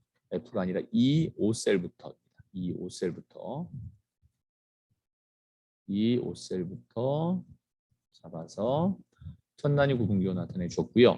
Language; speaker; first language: Korean; native; Korean